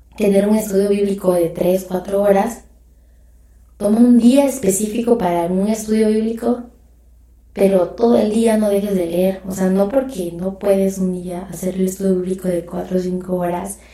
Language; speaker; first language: Spanish; native; Spanish